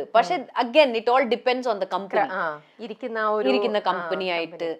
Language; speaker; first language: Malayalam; early bilingual, heritage; Malayalam